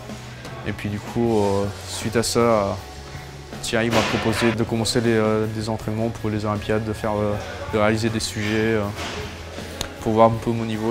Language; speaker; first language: French; early bilingual, other home language; Romanian